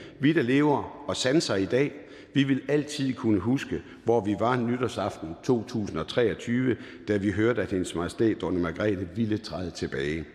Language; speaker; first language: Danish; native; Danish